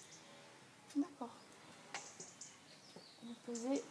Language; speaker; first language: French; native; French